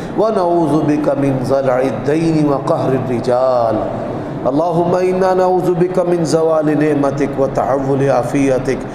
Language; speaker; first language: Urdu; non-native, local second language; Punjabi